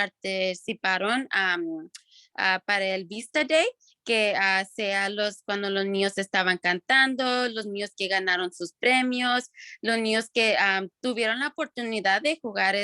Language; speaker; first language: Spanish; early bilingual, other home language; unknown